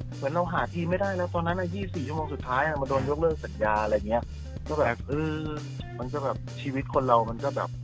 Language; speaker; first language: Thai; native; Thai